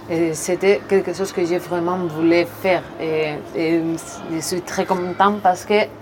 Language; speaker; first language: French; non-native, learner; Spanish